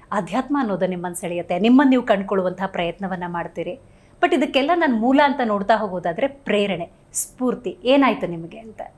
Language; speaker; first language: Kannada; native; Kannada